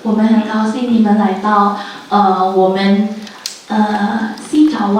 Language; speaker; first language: Chinese; non-native, local second language; Indonesian